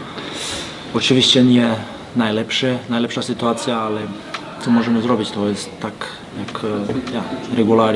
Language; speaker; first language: Polish; non-native, learner; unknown